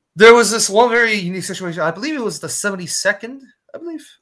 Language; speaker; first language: English; non-native, fluent; Chinese